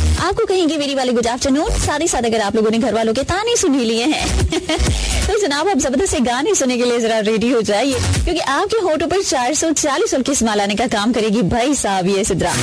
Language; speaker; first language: Urdu; non-native, local second language; Sindhi